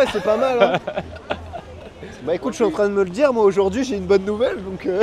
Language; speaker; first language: French; native; French